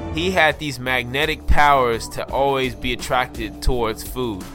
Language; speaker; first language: English; native; English